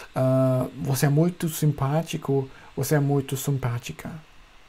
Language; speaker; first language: Portuguese; non-native, fluent; German